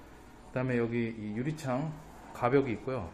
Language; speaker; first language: Korean; native; Korean